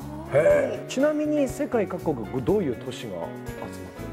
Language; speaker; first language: Japanese; native; Japanese